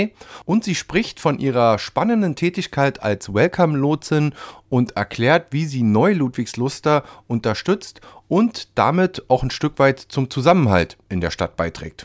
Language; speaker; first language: German; native; German